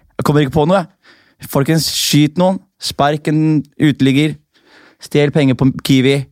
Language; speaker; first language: Norwegian; early bilingual, other home language; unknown